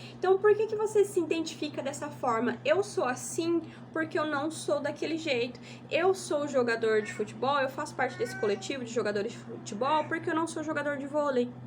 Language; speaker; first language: Portuguese; native; Portuguese